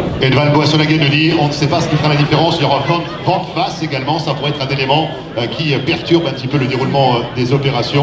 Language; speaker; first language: French; native; French